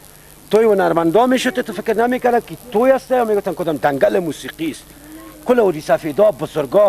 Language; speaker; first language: Persian; native; Persian